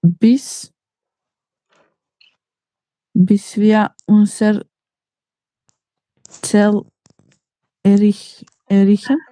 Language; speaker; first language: German; non-native, learner; Macedonian